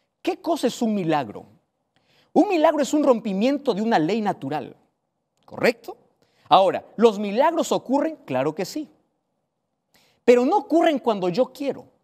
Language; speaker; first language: Spanish; native; Spanish